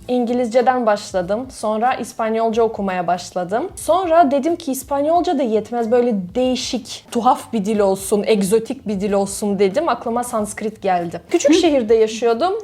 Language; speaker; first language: Turkish; non-native, fluent; Russian